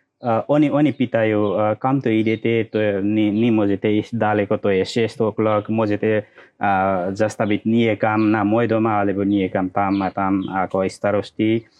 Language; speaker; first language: Slovak; non-native, learner; Nepali